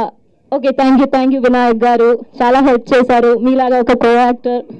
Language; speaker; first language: Telugu; non-native, learner; Malayalam